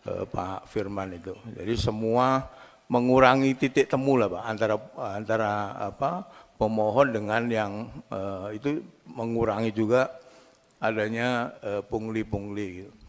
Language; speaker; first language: Indonesian; native; Indonesian